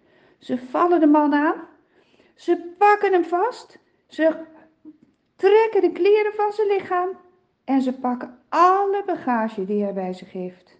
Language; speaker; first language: Dutch; native; Dutch